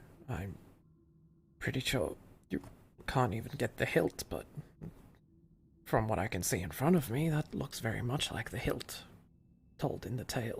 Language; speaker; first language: English; native; English